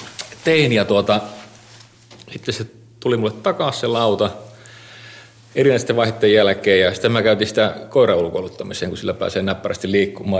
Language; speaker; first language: Finnish; native; Finnish